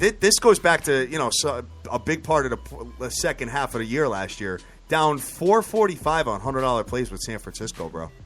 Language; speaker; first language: English; native; English